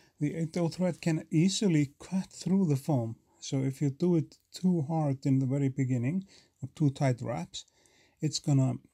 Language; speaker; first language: English; non-native, fluent; Icelandic